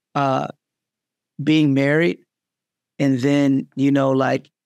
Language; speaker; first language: English; native; English